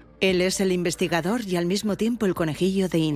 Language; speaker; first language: Spanish; native; Spanish